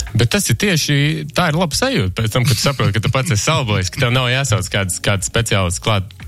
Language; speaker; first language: Latvian; early bilingual, heritage; Latvian